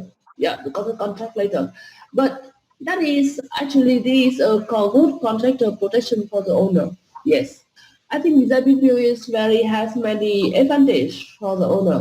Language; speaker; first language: English; non-native, fluent; Vietnamese